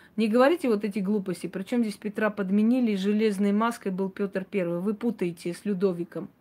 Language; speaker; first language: Russian; non-native, local second language; Armenian